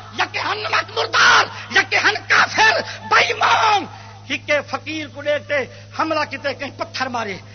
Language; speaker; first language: Urdu; native; Urdu